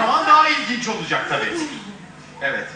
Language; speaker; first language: Turkish; native; Turkish